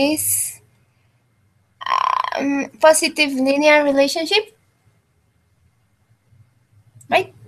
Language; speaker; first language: English; non-native, learner; Spanish